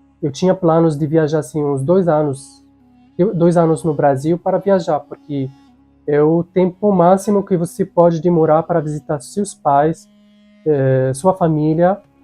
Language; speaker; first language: Portuguese; non-native, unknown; Arabic